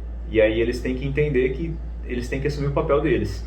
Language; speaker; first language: Portuguese; native; Portuguese